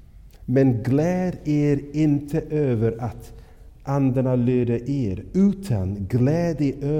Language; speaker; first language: Swedish; non-native, fluent; English